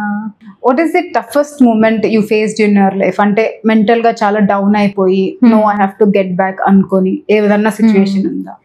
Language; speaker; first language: Telugu; native; Telugu